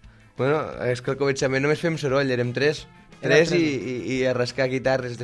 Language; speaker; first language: Catalan; native; Catalan